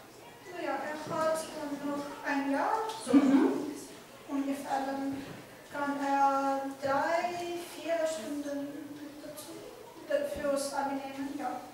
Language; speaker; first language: German; non-native, learner; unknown